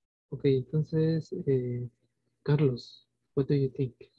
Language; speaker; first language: English; non-native, fluent; Spanish